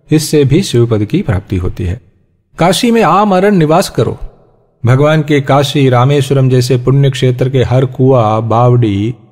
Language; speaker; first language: Hindi; native; Hindi